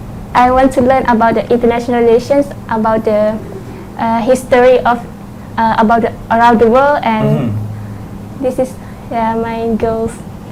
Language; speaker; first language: English; non-native, learner; Thai